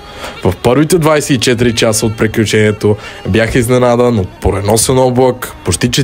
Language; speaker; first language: Bulgarian; native; Bulgarian